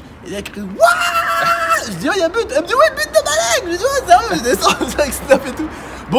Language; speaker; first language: French; native; French